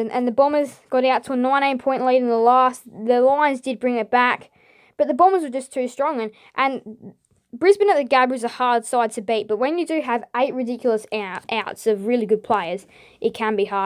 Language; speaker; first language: English; native; English